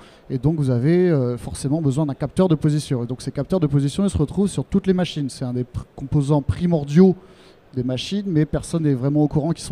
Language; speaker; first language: French; native; French